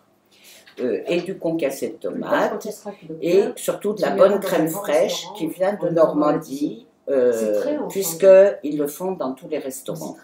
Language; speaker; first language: French; native; French